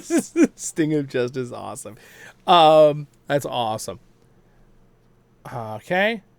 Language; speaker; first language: English; native; English